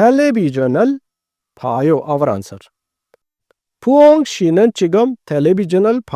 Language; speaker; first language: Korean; non-native, fluent; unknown